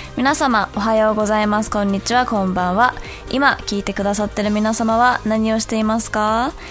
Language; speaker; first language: Japanese; early bilingual, other home language; English